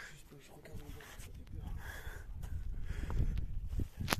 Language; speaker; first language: French; native; French